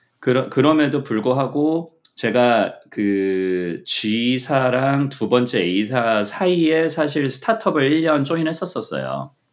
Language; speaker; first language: Korean; native; Korean